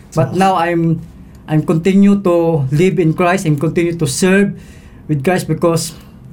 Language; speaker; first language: English; non-native, local second language; Cebuano